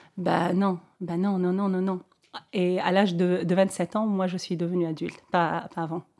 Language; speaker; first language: French; non-native, local second language; Arabic